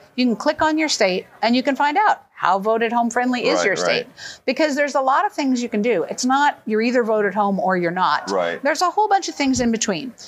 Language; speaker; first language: English; native; English